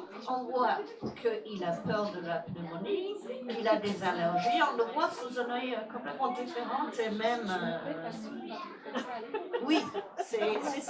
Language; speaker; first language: French; non-native, fluent; English